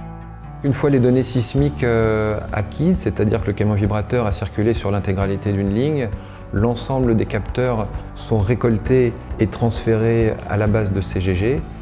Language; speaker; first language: French; native; French